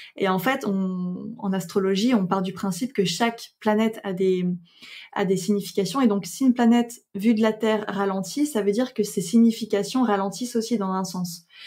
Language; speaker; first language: French; native; French